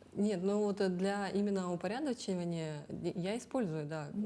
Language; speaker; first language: Russian; native; Russian